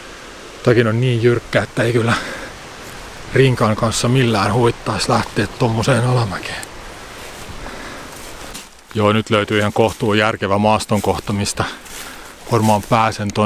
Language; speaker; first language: Finnish; native; Finnish